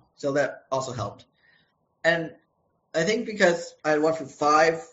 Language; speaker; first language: English; native; English